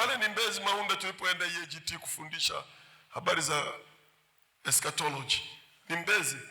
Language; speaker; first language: Swahili; native; Swahili